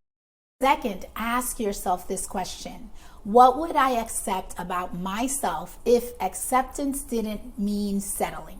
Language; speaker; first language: English; native; English